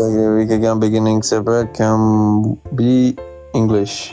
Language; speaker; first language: English; non-native, fluent; Turkish